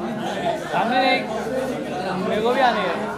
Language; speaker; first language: Hindi; native; Hindi